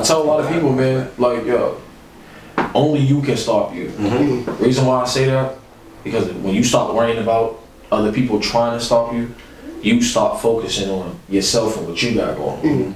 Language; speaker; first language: English; native; English